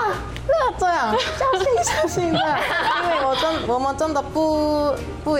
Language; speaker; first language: Chinese; non-native, learner; Korean